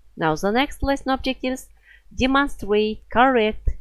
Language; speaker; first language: English; non-native, fluent; Kazakh